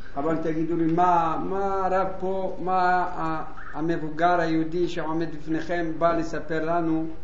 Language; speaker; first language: Hebrew; non-native, fluent; Arabic